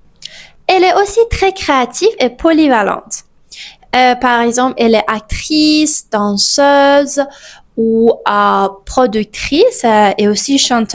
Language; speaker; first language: French; non-native, fluent; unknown